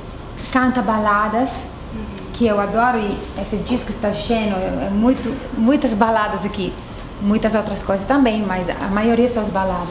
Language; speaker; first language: Portuguese; non-native, fluent; Italian